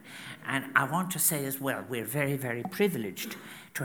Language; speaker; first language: English; native; English